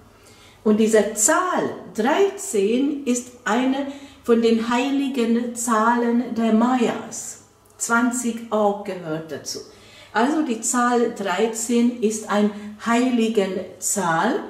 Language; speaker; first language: German; non-native, fluent; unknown